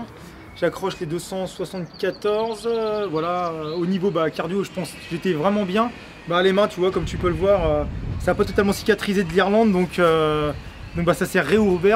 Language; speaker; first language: French; native; French